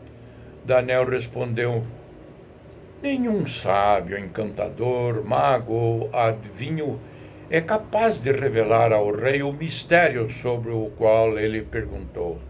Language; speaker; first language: Portuguese; native; Portuguese